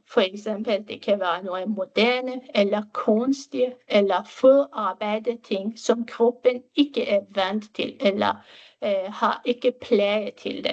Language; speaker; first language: Danish; non-native, fluent; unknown